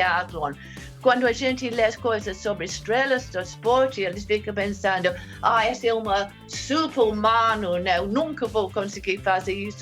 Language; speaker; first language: Portuguese; non-native, fluent; English